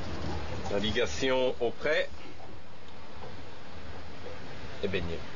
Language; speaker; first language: French; non-native, fluent; Italian